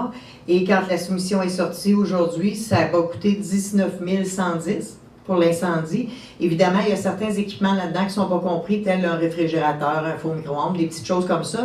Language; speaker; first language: French; native; French